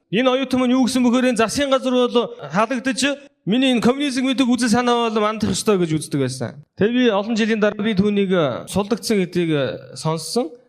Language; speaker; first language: Mongolian; non-native, fluent; Korean